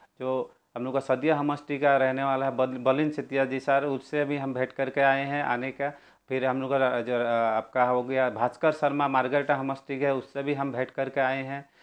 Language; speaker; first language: Hindi; non-native, local second language; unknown